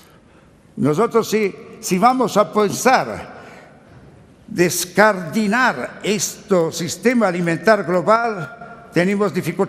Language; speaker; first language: Spanish; non-native, learner; Italian